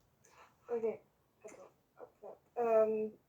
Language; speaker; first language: English; non-native, learner; French